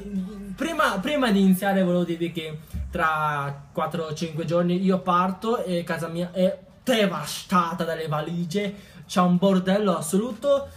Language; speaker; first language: Italian; early bilingual, other home language; Chinese